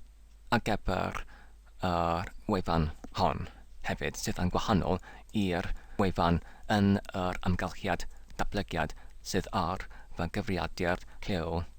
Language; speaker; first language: Welsh; non-native, learner; English